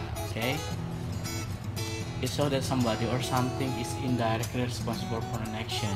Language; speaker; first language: English; non-native, fluent; Indonesian